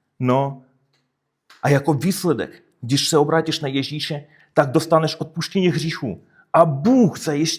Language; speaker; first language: Czech; non-native, fluent; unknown